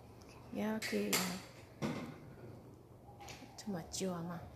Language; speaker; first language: Chinese; non-native, fluent; Indonesian